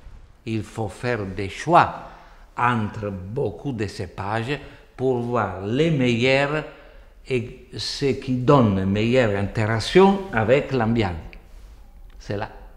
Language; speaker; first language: French; non-native, fluent; Italian